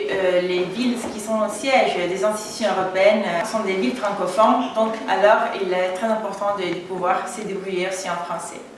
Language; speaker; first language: French; non-native, fluent; Italian